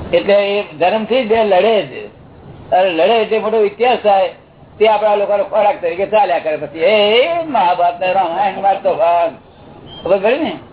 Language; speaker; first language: Gujarati; native; Gujarati